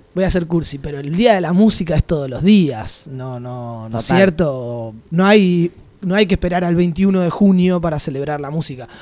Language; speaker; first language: Spanish; native; Spanish